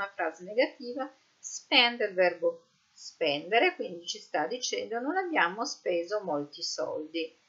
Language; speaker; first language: Italian; native; Italian